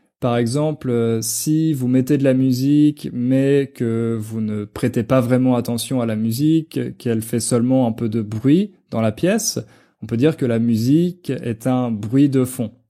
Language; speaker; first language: French; native; French